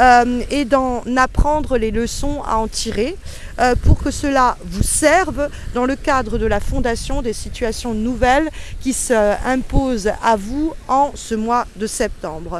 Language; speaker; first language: French; native; French